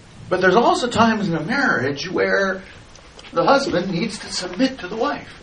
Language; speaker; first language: English; native; English